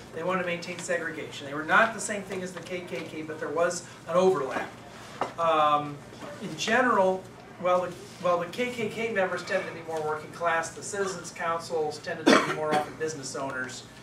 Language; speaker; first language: English; native; English